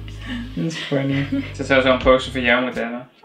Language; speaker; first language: Dutch; native; Dutch